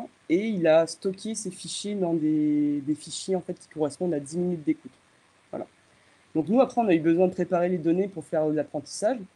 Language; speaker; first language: French; native; French